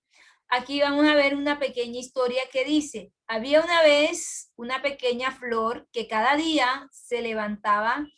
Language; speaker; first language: Spanish; native; Spanish